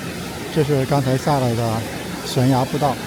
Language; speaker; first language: Chinese; native; Chinese